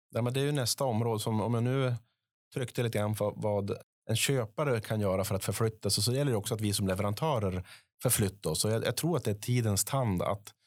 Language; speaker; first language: Swedish; native; Swedish